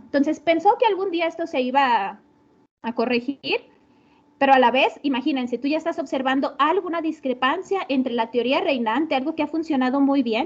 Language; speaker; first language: Spanish; native; Spanish